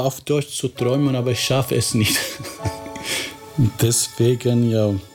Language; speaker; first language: German; non-native, fluent; Albanian